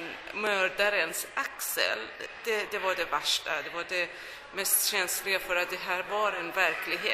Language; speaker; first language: Swedish; non-native, fluent; Persian